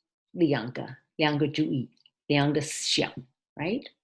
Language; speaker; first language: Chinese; early bilingual, heritage; Chinese